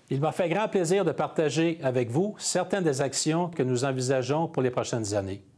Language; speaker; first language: French; native; French